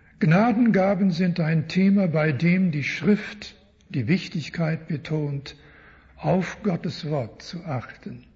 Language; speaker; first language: German; early bilingual, heritage; German